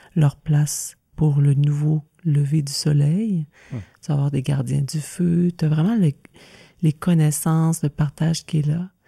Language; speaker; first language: French; native; French